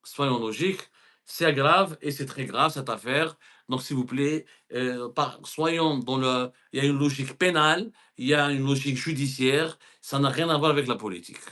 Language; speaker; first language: French; non-native, local second language; Arabic